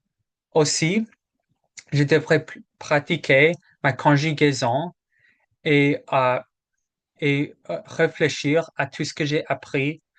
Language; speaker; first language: French; non-native, learner; English